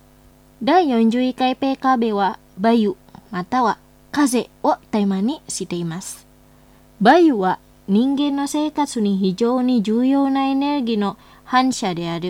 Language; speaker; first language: Japanese; non-native, fluent; Indonesian